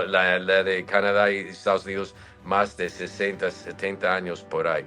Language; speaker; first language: Spanish; non-native, fluent; English